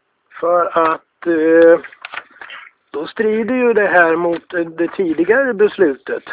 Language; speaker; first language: Swedish; native; Swedish